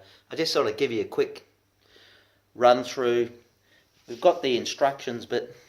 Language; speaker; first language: English; native; English